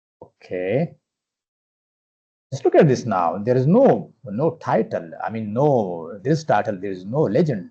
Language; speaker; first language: English; non-native, fluent; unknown